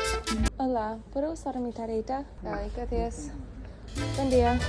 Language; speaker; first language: Spanish; non-native, learner; English